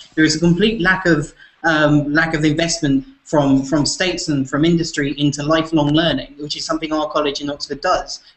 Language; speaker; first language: English; native; English